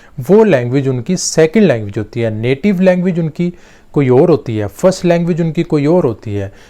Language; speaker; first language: Urdu; native; Urdu